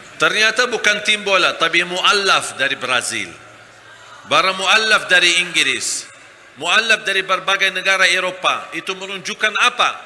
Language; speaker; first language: Malay; non-native, fluent; Arabic